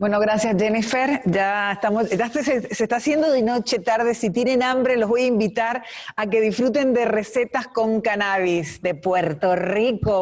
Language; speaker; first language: Spanish; native; Spanish